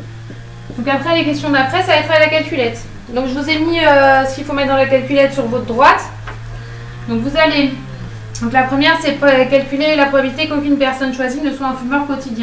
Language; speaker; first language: French; native; French